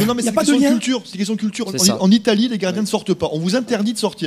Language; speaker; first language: French; native; French